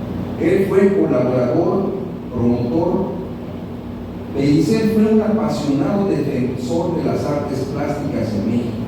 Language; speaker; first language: Spanish; native; Spanish